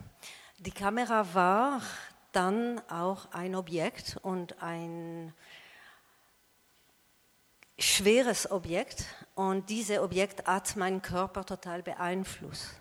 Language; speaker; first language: German; non-native, fluent; French